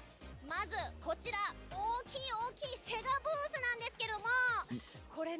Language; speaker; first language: Japanese; native; Japanese